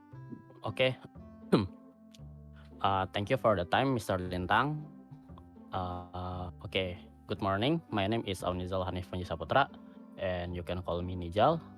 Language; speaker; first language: English; non-native, learner; Indonesian